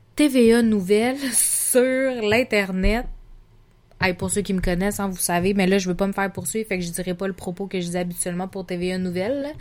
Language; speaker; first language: French; native; French